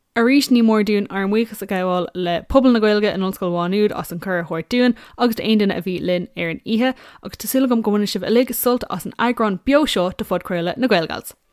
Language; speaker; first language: Irish; non-native, local second language; English